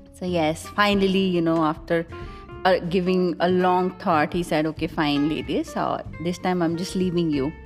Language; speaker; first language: English; non-native, local second language; Punjabi